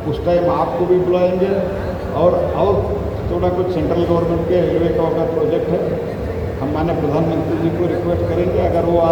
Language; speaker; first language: Hindi; non-native, local second language; Kannada